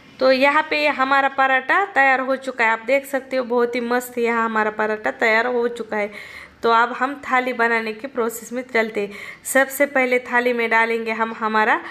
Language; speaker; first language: Hindi; non-native, local second language; Marathi